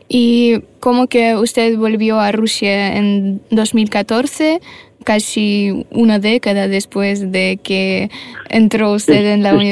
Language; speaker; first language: Spanish; non-native, fluent; Russian